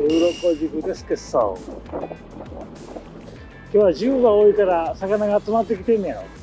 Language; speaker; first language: Japanese; native; Japanese